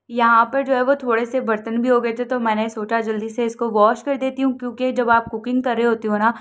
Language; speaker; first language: Urdu; native; Urdu